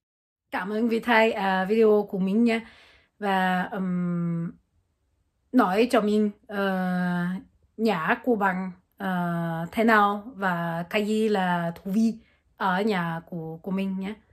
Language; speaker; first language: Vietnamese; non-native, learner; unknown